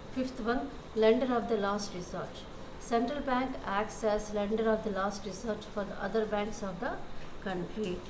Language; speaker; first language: English; non-native, local second language; Telugu